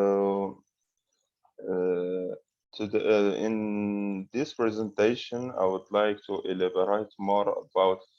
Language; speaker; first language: English; non-native, fluent; Arabic